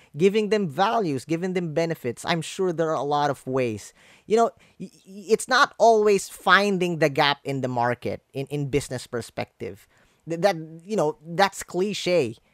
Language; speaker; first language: English; non-native, local second language; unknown